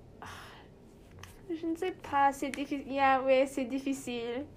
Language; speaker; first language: French; non-native, learner; English